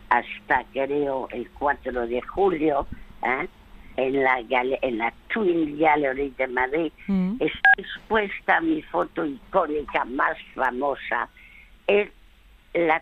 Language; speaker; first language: Spanish; early bilingual, other home language; French